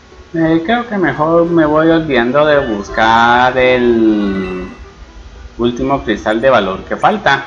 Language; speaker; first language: Spanish; native; Spanish